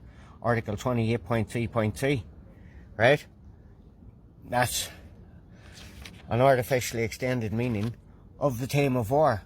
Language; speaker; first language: English; native; English